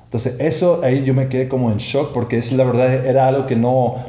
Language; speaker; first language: Spanish; non-native, fluent; English